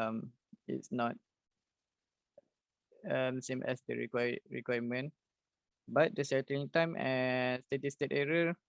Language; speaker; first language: English; non-native, learner; Malay